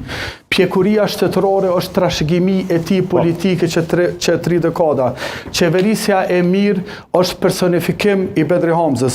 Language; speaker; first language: Albanian; native; Albanian